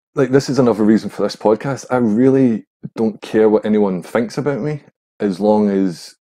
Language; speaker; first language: English; native; English